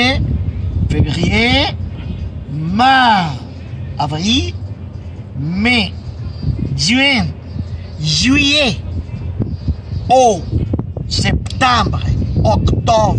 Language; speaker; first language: French; non-native, fluent; Spanish